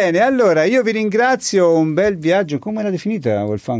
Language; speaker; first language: Italian; native; Italian